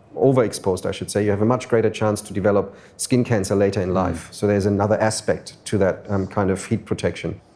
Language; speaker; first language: English; non-native, fluent; German